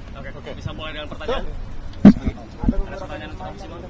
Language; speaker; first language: Indonesian; native; Indonesian